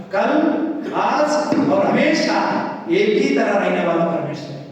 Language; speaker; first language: Hindi; non-native, local second language; Telugu